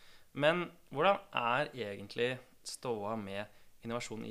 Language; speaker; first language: Norwegian; native; Norwegian